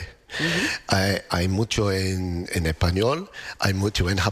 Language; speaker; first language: Spanish; non-native, learner; English